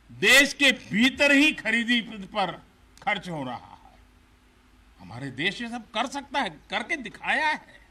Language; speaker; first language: Hindi; non-native, local second language; Gujarati